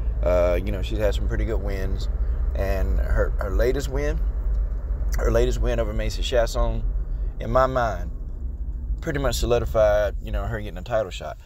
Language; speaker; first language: English; native; English